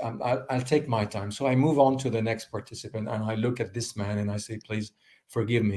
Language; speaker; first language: English; non-native, fluent; French